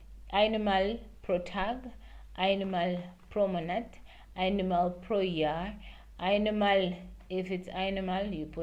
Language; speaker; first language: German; non-native, learner; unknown